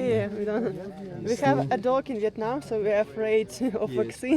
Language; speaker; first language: English; non-native, learner; Ukrainian